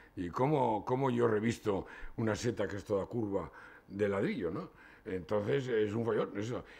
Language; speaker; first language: Spanish; native; Spanish